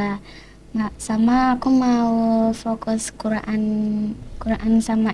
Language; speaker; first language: Indonesian; early bilingual, heritage; Indonesian